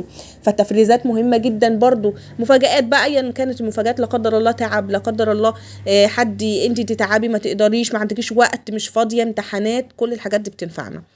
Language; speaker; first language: Arabic; native; Arabic